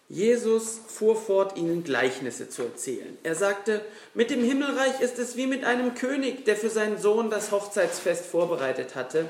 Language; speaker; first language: German; native; German